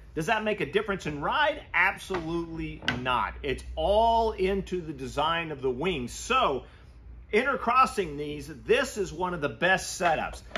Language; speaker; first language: English; native; English